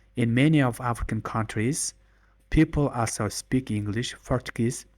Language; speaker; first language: English; non-native, learner; Mongolian